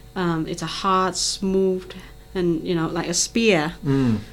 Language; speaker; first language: English; non-native, local second language; Cantonese